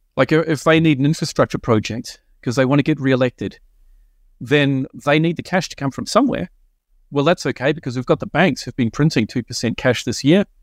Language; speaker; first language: English; native; English